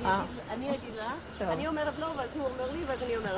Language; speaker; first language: Hebrew; native; Hebrew